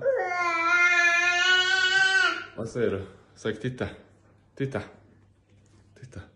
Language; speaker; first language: Swedish; native; Swedish